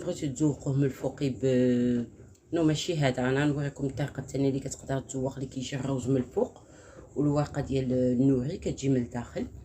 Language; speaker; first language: Arabic; native; Arabic